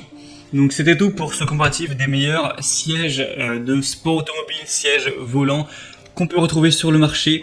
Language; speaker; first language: French; native; French